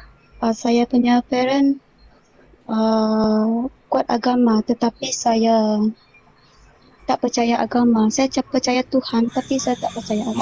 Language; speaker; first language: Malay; non-native, local second language; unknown